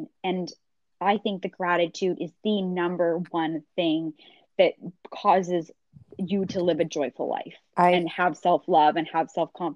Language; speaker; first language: English; native; English